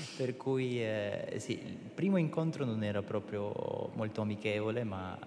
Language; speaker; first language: Italian; non-native, fluent; Russian